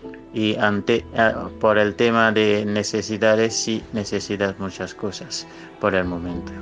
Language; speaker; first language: Spanish; non-native, fluent; Haitian Creole